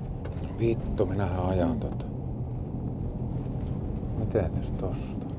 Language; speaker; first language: Finnish; native; Finnish